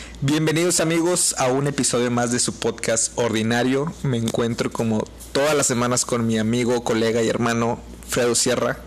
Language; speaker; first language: Spanish; native; Spanish